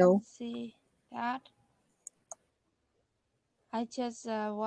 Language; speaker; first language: English; non-native, learner; Vietnamese